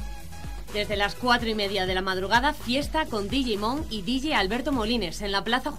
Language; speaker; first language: Spanish; native; Spanish